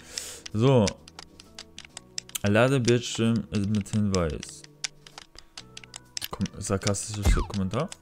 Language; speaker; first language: German; non-native, learner; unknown